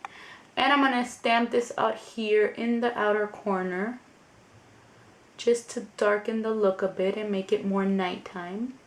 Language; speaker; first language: English; native; English